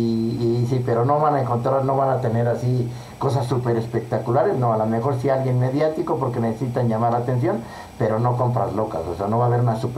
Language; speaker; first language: Spanish; native; Spanish